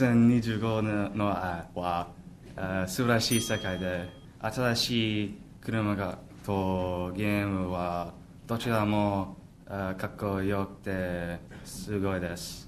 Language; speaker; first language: Japanese; non-native, learner; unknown